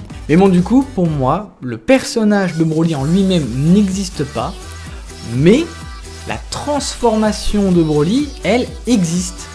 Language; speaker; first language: French; native; French